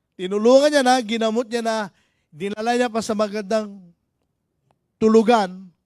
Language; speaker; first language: Filipino; native; Filipino